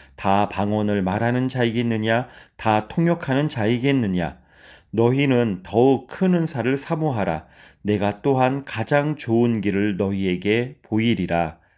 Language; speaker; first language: Korean; native; Korean